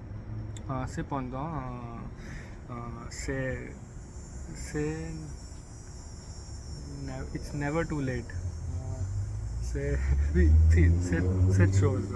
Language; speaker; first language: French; non-native, learner; English